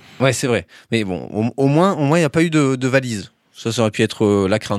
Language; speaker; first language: French; native; French